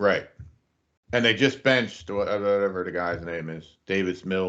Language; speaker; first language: English; native; English